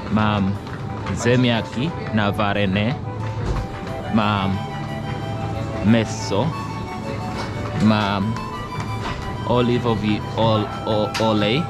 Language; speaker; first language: Slovak; non-native, learner; English